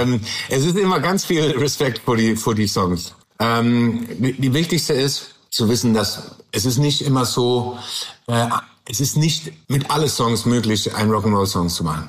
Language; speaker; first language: German; non-native, learner; English